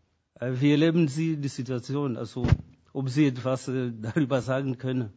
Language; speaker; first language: German; non-native, fluent; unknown